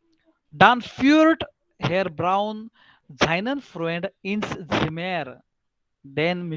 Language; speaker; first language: German; non-native, fluent; Marathi